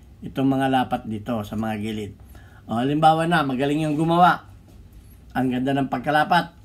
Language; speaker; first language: Filipino; native; Filipino